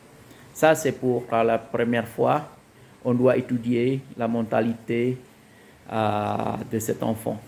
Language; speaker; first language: French; non-native, fluent; Indonesian